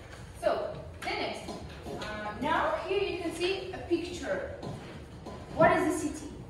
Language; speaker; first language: English; non-native, learner; Kazakh